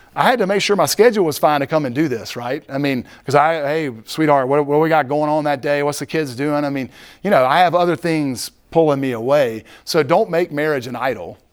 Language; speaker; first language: English; native; English